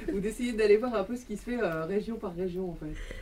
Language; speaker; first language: French; native; French